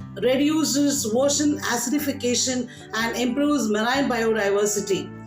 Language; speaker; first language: English; non-native, local second language; Tamil